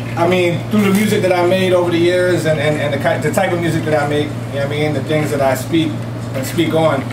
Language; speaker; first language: English; native; English